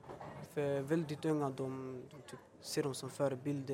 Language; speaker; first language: Swedish; early bilingual, other home language; Albanian